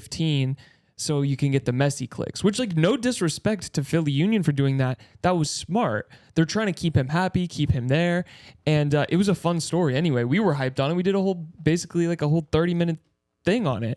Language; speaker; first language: English; native; English